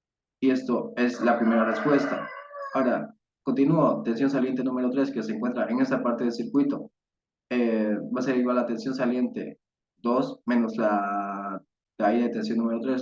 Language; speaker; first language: Spanish; native; Spanish